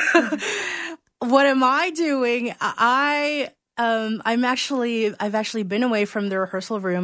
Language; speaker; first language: English; non-native, local second language; Filipino